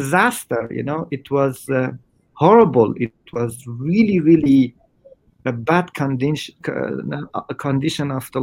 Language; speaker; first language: English; non-native, fluent; Persian